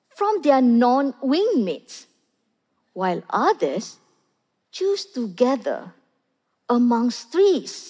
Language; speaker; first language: English; non-native, local second language; Malay